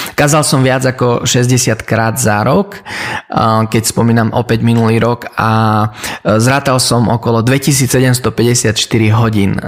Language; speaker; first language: Slovak; early bilingual, heritage; Slovak